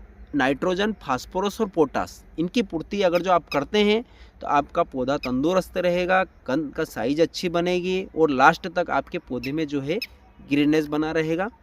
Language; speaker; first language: Hindi; native; Hindi